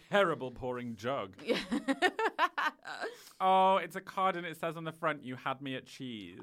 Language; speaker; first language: English; native; English